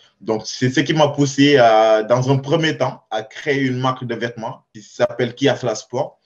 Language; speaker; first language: French; non-native, local second language; Wolof